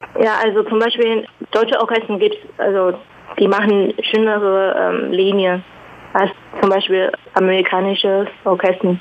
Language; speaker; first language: German; non-native, fluent; Chinese